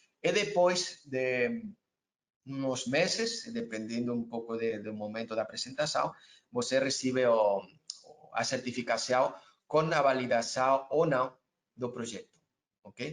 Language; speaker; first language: Portuguese; non-native, learner; Spanish